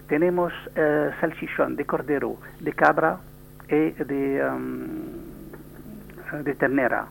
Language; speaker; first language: Spanish; non-native, learner; French